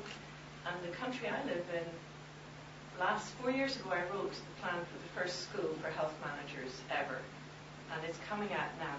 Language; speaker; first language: English; native; English